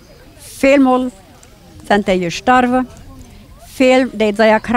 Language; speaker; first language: German; non-native, local second language; Plautdietsch